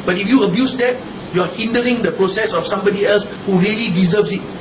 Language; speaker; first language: English; non-native, local second language; Malay